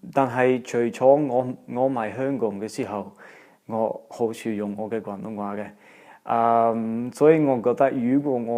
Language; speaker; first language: Cantonese; non-native, fluent; Dutch